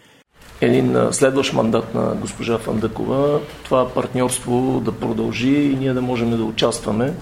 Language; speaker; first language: Bulgarian; native; Bulgarian